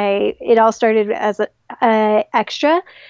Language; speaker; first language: English; native; English